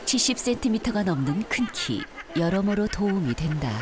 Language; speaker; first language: Korean; native; Korean